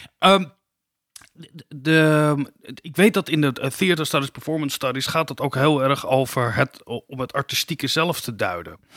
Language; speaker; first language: Dutch; native; Dutch